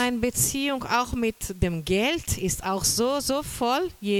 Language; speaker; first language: German; non-native, fluent; Portuguese